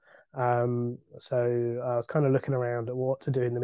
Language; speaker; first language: English; native; English